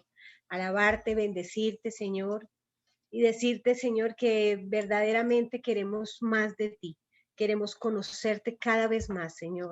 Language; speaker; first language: Spanish; native; Spanish